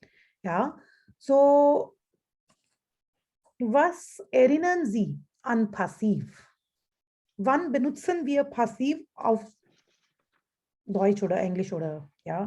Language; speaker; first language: German; non-native, fluent; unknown